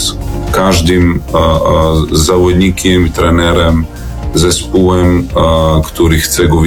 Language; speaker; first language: Polish; non-native, learner; Serbian